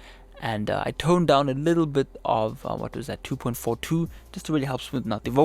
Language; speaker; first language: English; native; English